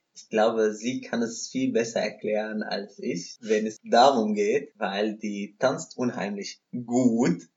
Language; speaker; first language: German; non-native, fluent; Arabic